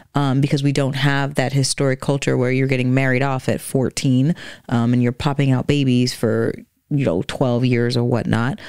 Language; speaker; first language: English; native; English